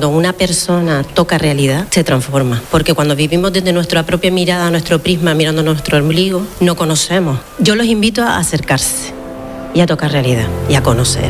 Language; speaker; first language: Spanish; native; Spanish